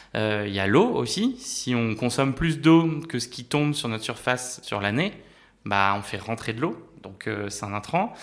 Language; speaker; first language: French; native; French